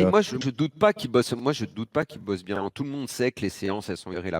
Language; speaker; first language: French; native; French